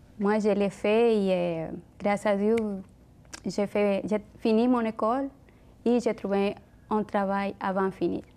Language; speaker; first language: French; non-native, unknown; Spanish